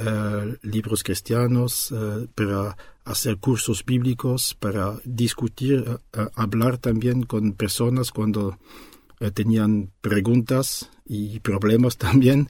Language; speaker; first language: Spanish; non-native, fluent; French